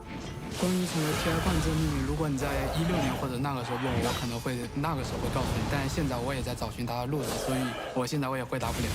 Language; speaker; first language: Chinese; native; Chinese